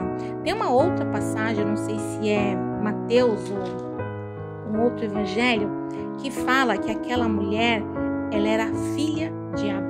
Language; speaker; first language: Portuguese; native; Portuguese